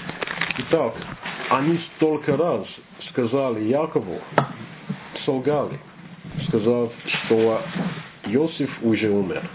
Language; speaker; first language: Russian; non-native, learner; English